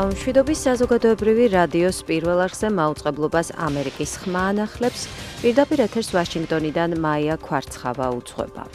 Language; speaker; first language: Georgian; native; Georgian